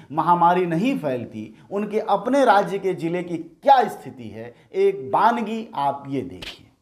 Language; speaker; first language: Hindi; native; Hindi